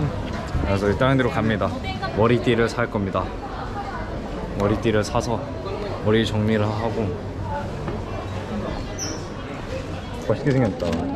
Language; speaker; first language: Korean; early bilingual, heritage; English